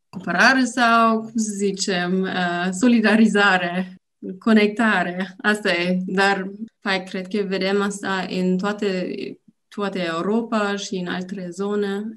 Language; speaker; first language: Romanian; non-native, learner; German